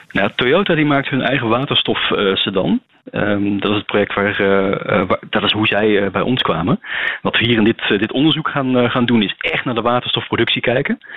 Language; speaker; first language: Dutch; native; Dutch